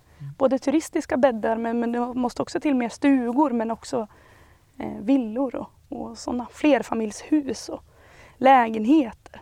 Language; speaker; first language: Swedish; native; Swedish